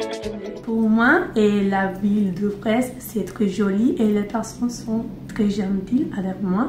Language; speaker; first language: French; non-native, learner; Spanish